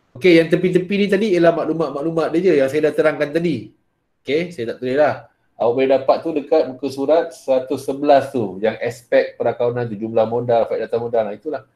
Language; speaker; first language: Malay; native; Malay